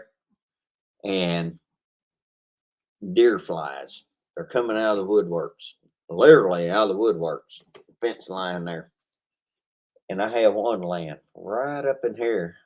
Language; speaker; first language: English; native; English